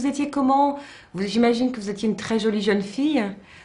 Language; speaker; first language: French; native; French